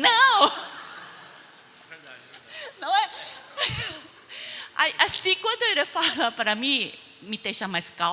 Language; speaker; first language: Portuguese; non-native, fluent; Chinese